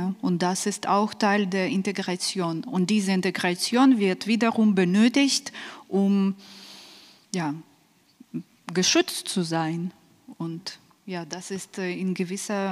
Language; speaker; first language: German; non-native, fluent; Ukrainian